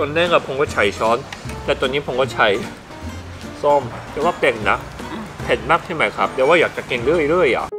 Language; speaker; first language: Thai; non-native, fluent; Korean